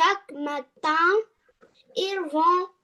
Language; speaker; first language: French; non-native, learner; Arabic